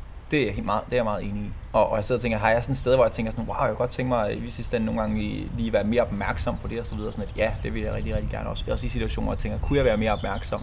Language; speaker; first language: Danish; native; Danish